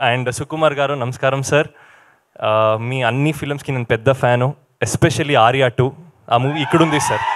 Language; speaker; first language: Telugu; non-native, learner; Kannada